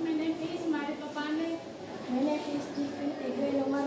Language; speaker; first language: English; non-native, learner; Indonesian